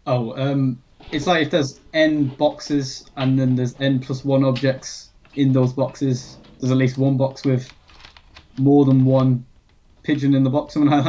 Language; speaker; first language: English; native; English